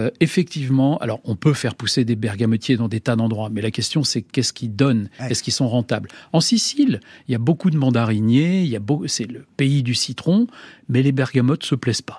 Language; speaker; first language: French; native; French